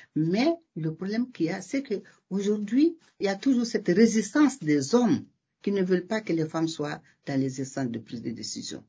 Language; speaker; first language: French; non-native, local second language; Bambara